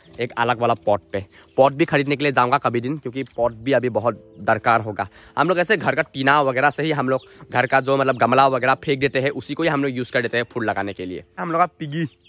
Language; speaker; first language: Hindi; non-native, local second language; Assamese